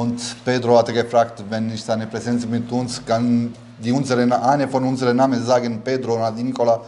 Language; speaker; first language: German; non-native, learner; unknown